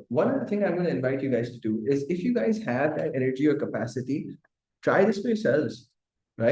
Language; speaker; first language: English; non-native, local second language; Urdu